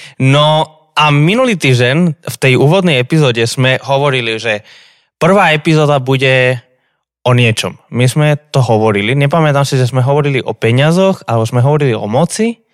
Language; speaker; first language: Slovak; non-native, fluent; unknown